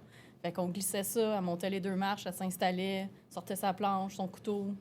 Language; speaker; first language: French; native; French